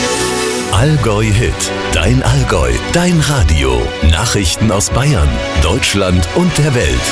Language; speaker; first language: German; native; German